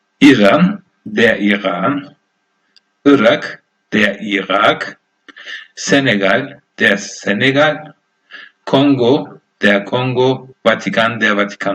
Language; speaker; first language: German; non-native, fluent; Turkish